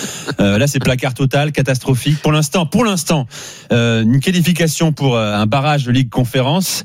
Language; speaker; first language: French; native; French